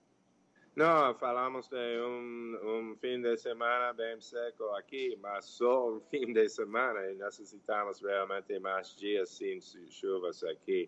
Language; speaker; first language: Portuguese; non-native, fluent; English